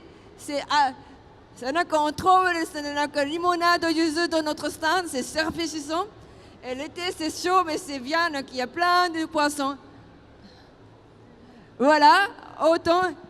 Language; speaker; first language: French; non-native, fluent; Japanese